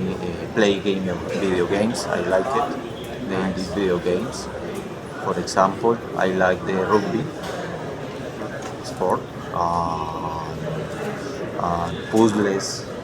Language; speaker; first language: English; non-native, learner; Spanish